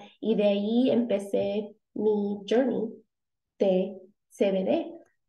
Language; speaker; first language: Spanish; early bilingual, heritage; Spanish